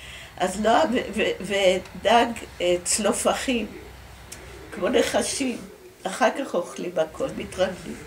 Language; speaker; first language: Hebrew; early bilingual, other home language; Dutch